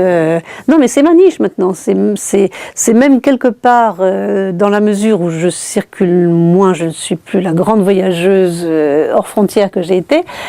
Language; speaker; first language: French; native; French